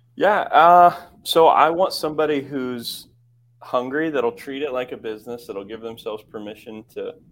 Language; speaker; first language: English; native; English